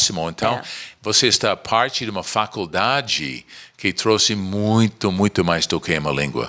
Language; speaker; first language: Portuguese; non-native, learner; English